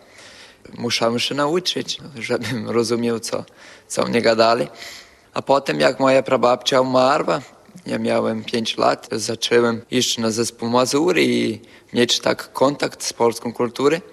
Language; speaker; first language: Polish; early bilingual, heritage; Portuguese